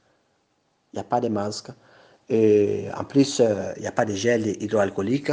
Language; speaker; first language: French; non-native, local second language; Bambara